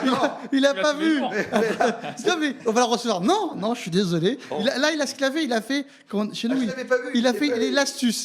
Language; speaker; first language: French; native; French